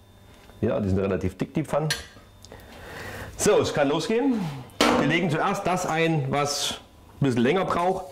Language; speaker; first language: German; native; German